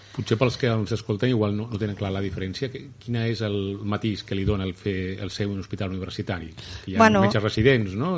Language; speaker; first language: Catalan; native; Catalan